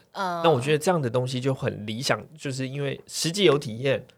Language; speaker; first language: Chinese; native; Chinese